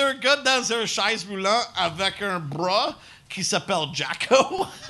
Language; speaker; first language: French; non-native, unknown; English